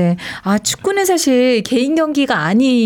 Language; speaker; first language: Korean; native; Korean